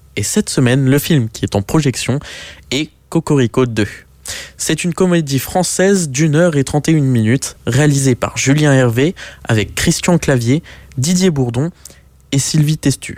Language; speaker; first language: French; native; French